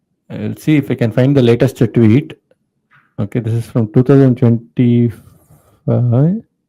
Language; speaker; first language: English; non-native, local second language; Tamil